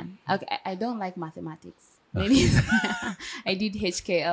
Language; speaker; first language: English; non-native, local second language; Swahili